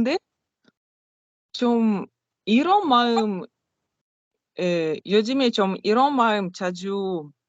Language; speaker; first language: Korean; non-native, learner; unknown